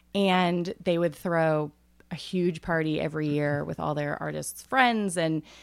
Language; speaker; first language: English; native; English